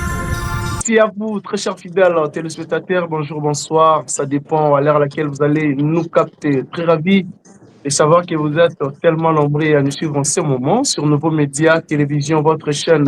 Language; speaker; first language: French; non-native, local second language; Lingala